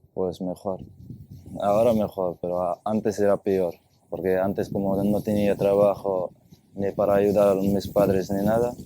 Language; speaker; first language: Spanish; non-native, fluent; Arabic